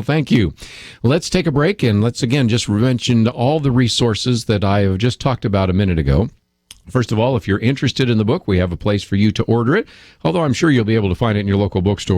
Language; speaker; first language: English; native; English